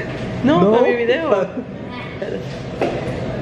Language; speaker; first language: Spanish; early bilingual, heritage; Spanish